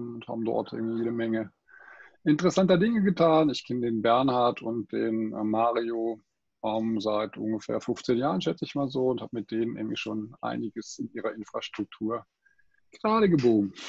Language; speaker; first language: German; non-native, fluent; English